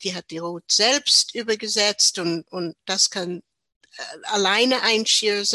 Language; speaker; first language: German; non-native, learner; English